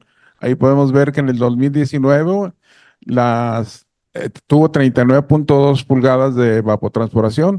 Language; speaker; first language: Spanish; native; Spanish